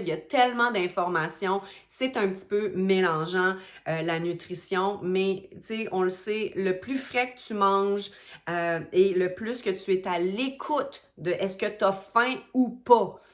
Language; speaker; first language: French; native; French